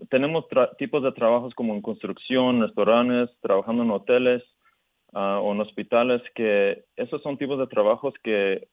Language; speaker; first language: Spanish; early bilingual, heritage; Spanish